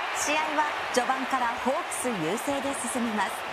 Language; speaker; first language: Japanese; native; Japanese